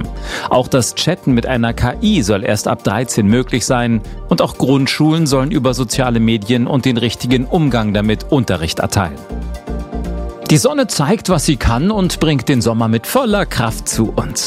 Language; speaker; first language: German; native; German